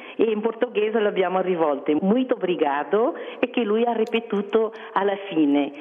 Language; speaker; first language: Italian; non-native, fluent; Kabuverdianu